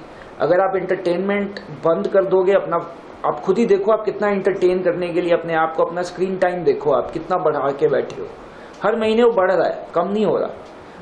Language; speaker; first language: Hindi; native; Hindi